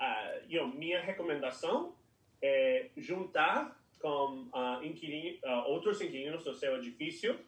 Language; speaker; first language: Portuguese; non-native, fluent; English